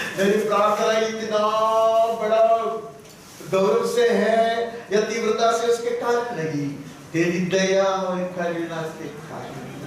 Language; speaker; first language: Hindi; non-native, local second language; Telugu